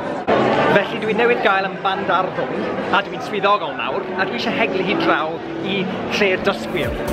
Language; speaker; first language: Welsh; non-native, fluent; English